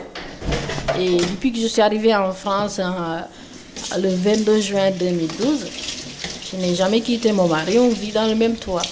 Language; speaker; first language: French; non-native, local second language; Wolof